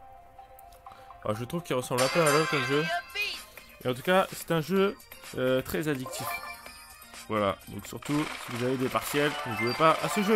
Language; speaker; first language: French; native; French